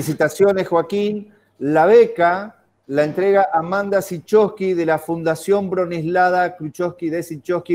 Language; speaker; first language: Spanish; native; Spanish